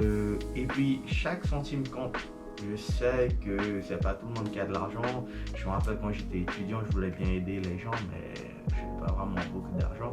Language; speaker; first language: French; non-native, fluent; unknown